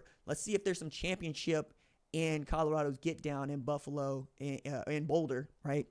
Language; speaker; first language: English; native; English